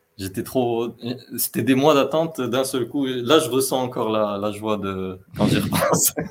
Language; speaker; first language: French; non-native, local second language; Arabic